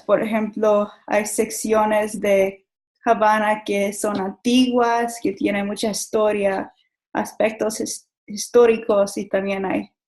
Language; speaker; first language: Spanish; non-native, learner; English